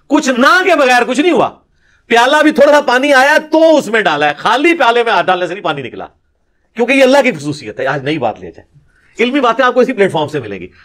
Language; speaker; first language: Urdu; non-native, local second language; Punjabi